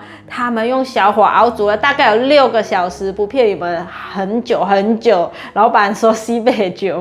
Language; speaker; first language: Chinese; native; Chinese